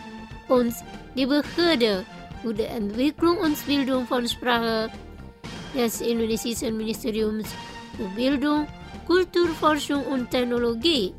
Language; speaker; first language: German; non-native, learner; Indonesian